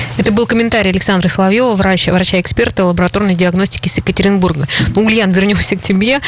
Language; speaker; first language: Russian; native; Russian